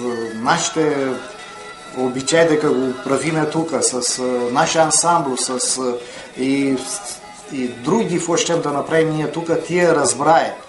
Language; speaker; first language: Bulgarian; early bilingual, heritage; Bulgarian